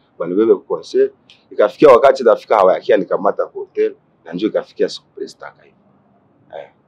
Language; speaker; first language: Swahili; native; Swahili